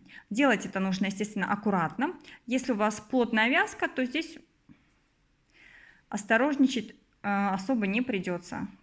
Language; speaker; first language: Russian; native; Russian